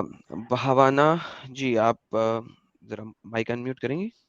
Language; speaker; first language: Hindi; native; Hindi